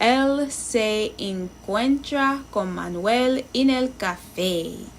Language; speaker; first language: Spanish; non-native, learner; English